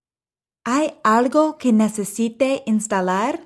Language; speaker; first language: Spanish; non-native, fluent; English